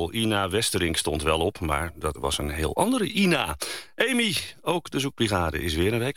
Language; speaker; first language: Dutch; native; Dutch